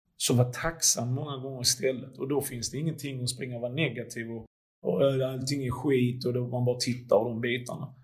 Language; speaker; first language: Swedish; early bilingual, other home language; Croatian